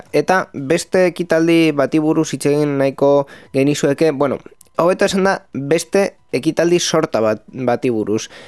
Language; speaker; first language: Basque; non-native, local second language; Spanish